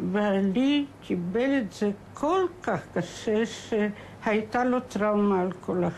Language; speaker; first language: Hebrew; non-native, fluent; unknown